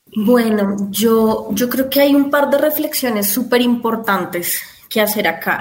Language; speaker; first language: Spanish; native; Spanish